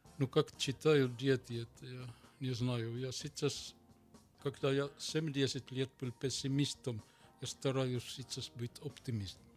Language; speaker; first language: Russian; non-native, learner; Finnish